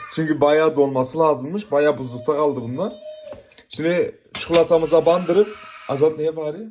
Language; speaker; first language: Turkish; native; Turkish